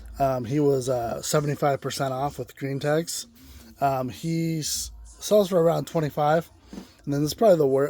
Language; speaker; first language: English; native; English